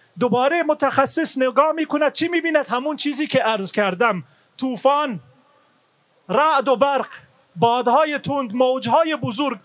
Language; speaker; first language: Persian; non-native, fluent; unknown